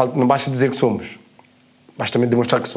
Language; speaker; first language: Portuguese; native; Portuguese